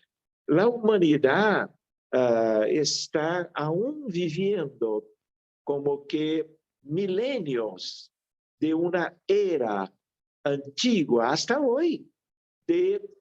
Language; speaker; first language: Spanish; non-native, fluent; Portuguese